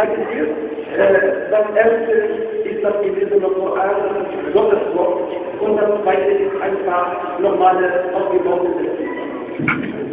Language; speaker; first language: German; non-native, fluent; Arabic